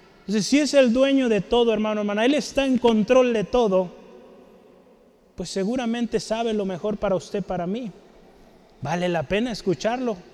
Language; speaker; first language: Spanish; native; Spanish